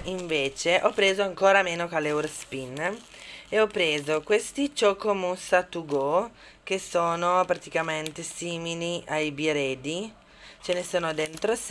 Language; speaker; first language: Italian; native; Italian